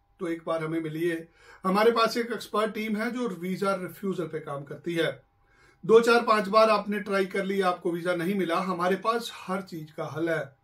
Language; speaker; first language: Hindi; non-native, local second language; Punjabi